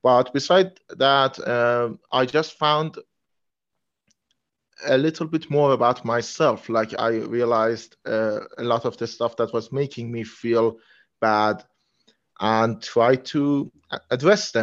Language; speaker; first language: English; non-native, fluent; Persian